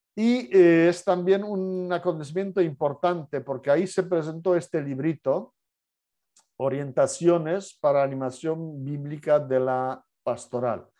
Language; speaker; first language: Spanish; non-native, fluent; Polish